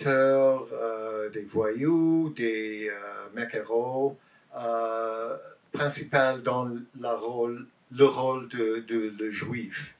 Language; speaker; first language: French; non-native, learner; English